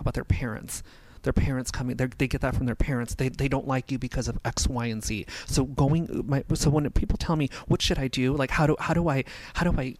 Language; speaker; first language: English; native; English